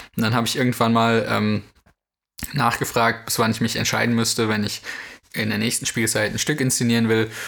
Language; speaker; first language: German; native; German